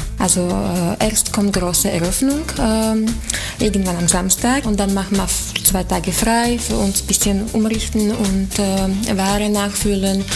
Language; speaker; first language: German; non-native, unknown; Slovak